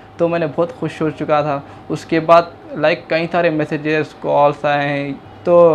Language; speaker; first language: Hindi; non-native, local second language; Urdu